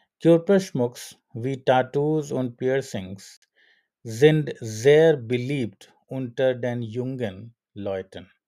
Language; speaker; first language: German; non-native, learner; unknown